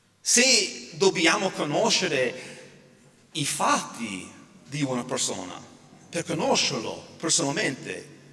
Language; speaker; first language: Italian; non-native, fluent; English